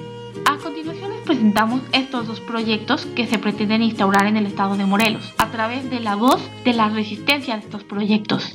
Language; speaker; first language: Spanish; native; Spanish